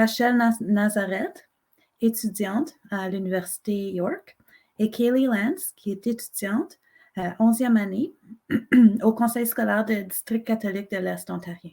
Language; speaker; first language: French; native; French